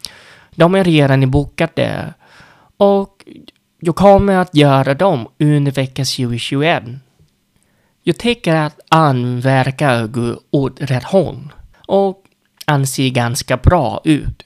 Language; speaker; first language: Swedish; non-native, fluent; Vietnamese